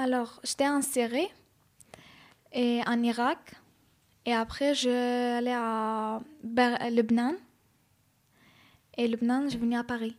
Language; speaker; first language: French; non-native, learner; Arabic